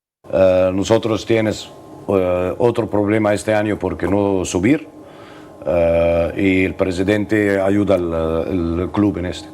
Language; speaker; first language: Spanish; non-native, learner; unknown